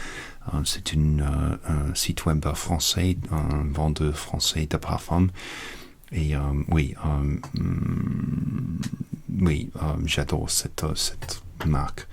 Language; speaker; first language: French; non-native, learner; English